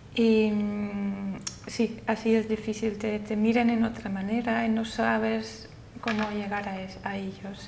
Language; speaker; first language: Spanish; non-native, fluent; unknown